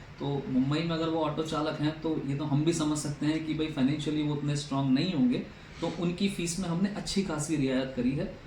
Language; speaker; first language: Hindi; native; Hindi